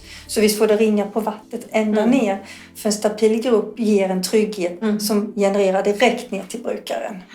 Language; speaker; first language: Swedish; native; Swedish